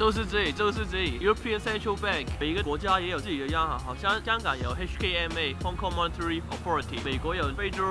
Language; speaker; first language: Chinese; non-native, local second language; Cantonese